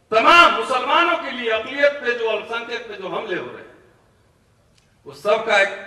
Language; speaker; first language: Hindi; native; Hindi